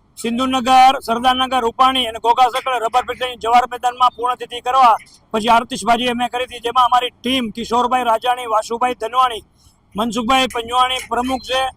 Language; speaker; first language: Gujarati; non-native, local second language; Sindhi